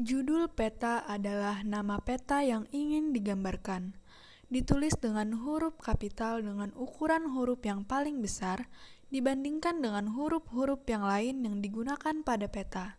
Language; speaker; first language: Indonesian; native; Indonesian